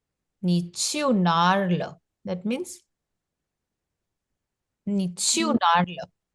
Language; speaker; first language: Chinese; non-native, fluent; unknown